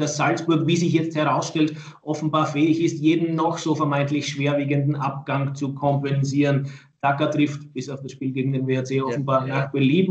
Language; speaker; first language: German; native; German